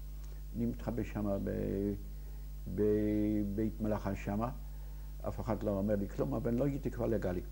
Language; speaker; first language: Hebrew; non-native, fluent; Yiddish